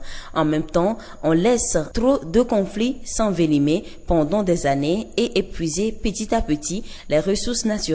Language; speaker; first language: French; non-native, local second language; Ewe